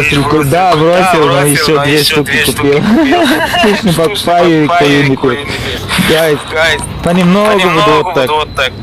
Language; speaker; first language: Russian; non-native, local second language; Turkmen